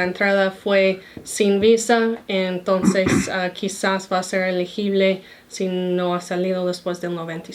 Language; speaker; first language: Spanish; non-native, fluent; English